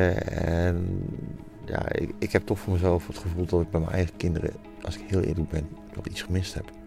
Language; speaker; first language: Dutch; native; Dutch